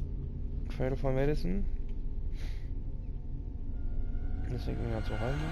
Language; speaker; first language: German; native; German